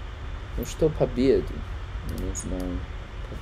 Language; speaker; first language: Russian; non-native, learner; Chinese